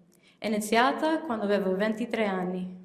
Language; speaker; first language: Italian; non-native, fluent; English